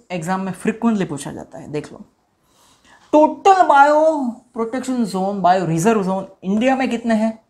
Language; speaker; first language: Hindi; non-native, local second language; Gujarati